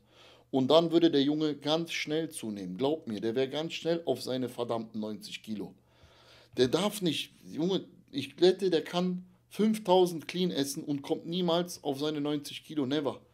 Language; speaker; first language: German; native; German